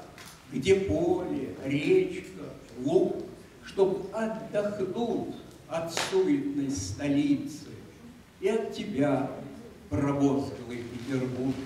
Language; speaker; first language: Russian; native; Russian